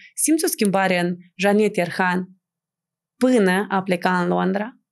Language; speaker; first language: Romanian; native; Romanian